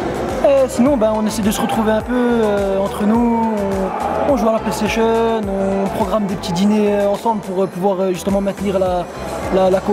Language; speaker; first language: French; native; French